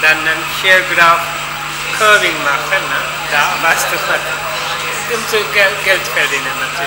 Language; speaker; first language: German; non-native, fluent; Korean